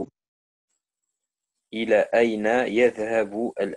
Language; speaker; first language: Arabic; non-native, learner; French